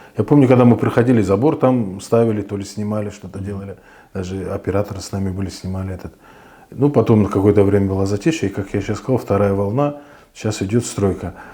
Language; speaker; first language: Russian; non-native, local second language; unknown